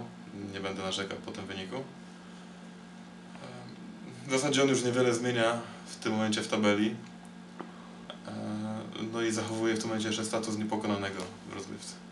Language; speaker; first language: Polish; native; Polish